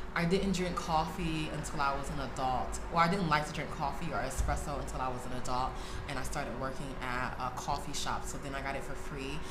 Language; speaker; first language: English; native; English